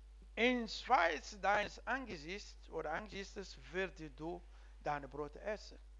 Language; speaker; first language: German; non-native, learner; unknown